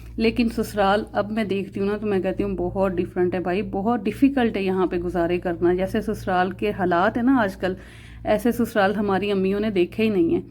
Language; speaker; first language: Urdu; non-native, local second language; Punjabi